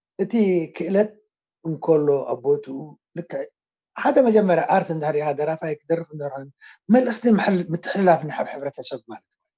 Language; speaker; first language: Tigrinya; non-native, local second language; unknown